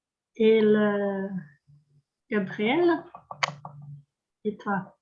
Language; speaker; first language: French; non-native, learner; Portuguese